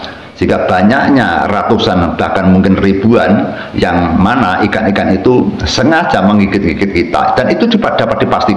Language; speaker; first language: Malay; non-native, local second language; Javanese